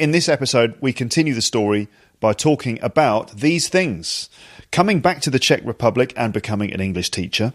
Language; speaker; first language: English; native; English